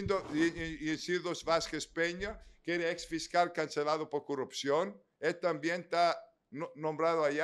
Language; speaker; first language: Spanish; native; Spanish